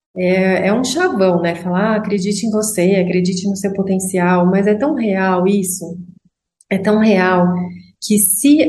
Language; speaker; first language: Portuguese; native; Portuguese